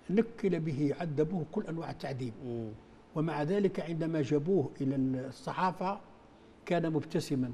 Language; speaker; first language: Arabic; native; Arabic